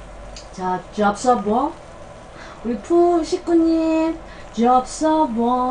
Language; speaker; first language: Korean; native; Korean